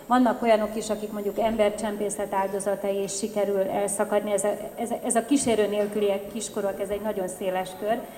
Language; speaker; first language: Hungarian; native; Hungarian